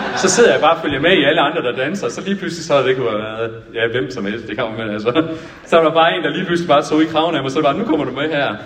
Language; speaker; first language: Danish; native; Danish